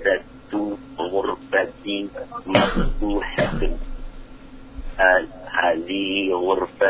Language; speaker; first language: Arabic; non-native, learner; Indonesian